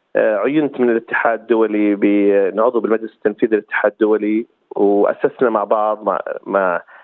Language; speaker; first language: Arabic; native; Arabic